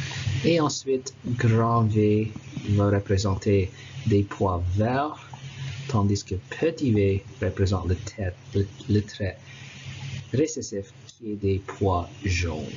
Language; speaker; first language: French; non-native, local second language; English